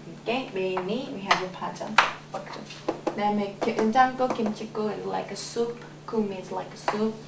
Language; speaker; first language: English; non-native, learner; Korean